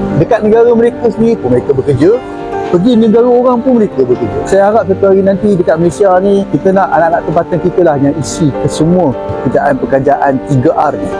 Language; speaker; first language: Malay; native; Malay